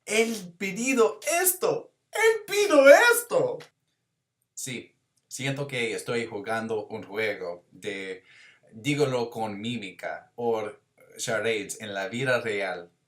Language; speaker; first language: Spanish; non-native, learner; English